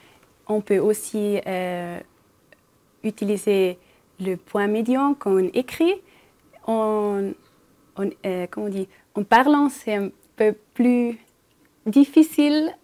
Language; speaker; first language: French; non-native, local second language; German